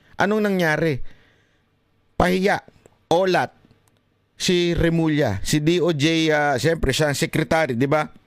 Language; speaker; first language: Filipino; native; Filipino